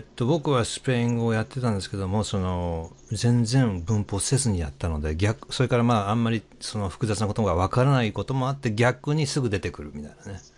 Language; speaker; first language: Japanese; native; Japanese